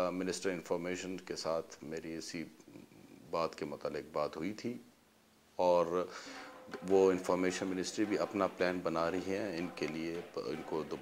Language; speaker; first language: Urdu; non-native, local second language; Pashto